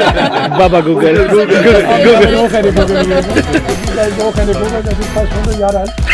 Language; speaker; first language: German; non-native, learner; Urdu